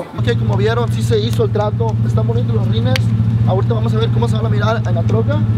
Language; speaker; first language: Spanish; early bilingual, heritage; Spanish